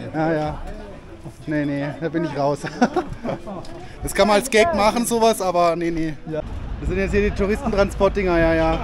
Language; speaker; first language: German; native; German